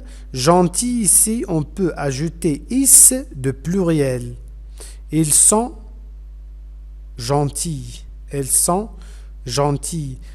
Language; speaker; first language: French; non-native, fluent; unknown